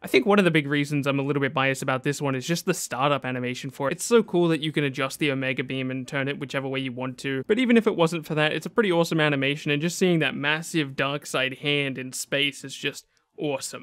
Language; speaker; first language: English; native; English